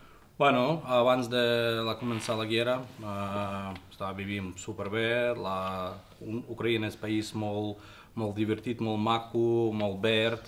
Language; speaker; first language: Catalan; non-native, learner; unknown